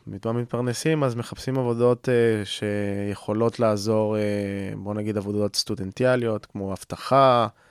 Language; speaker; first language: Hebrew; non-native, fluent; Spanish